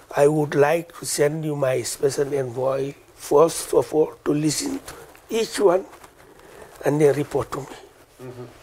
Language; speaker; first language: English; non-native, local second language; Wolof